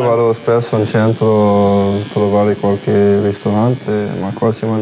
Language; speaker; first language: Italian; non-native, learner; English